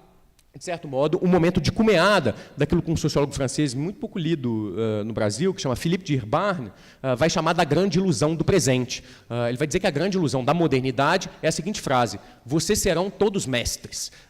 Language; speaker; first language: Portuguese; native; Portuguese